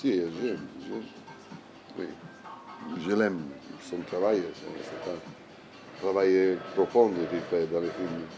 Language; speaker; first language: French; non-native, learner; Italian